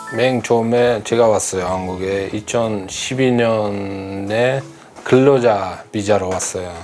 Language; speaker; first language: Korean; non-native, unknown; Kara-Kalpak